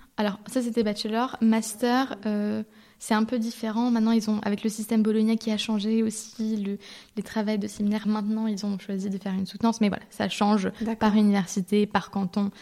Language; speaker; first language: French; early bilingual, heritage; French